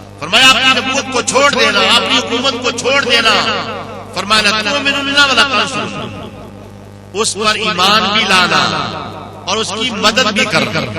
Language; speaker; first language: Urdu; non-native, local second language; Punjabi